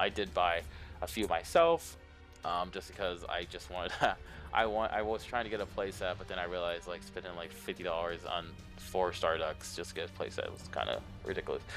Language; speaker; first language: English; native; English